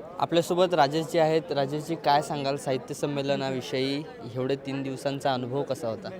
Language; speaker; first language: Marathi; native; Marathi